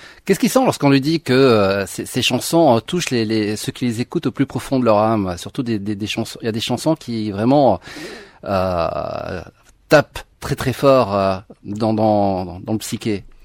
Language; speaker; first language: French; non-native, local second language; Arabic